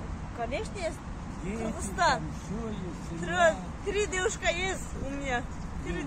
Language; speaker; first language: Russian; non-native, learner; Kyrgyz